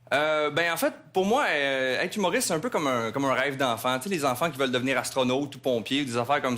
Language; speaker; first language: French; native; French